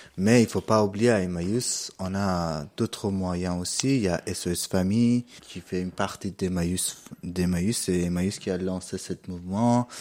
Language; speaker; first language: French; non-native, fluent; Persian